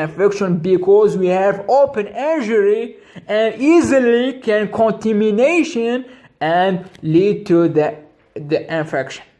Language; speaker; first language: English; non-native, local second language; Arabic